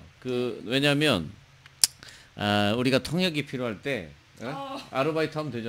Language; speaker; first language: Korean; native; Korean